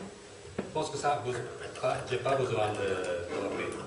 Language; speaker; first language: French; non-native, fluent; Turkish